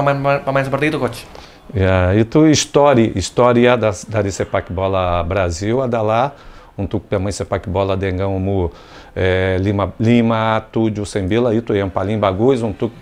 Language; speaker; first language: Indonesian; non-native, fluent; Portuguese